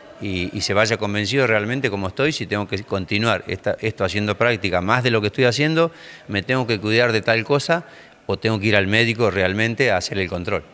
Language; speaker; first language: Spanish; native; Spanish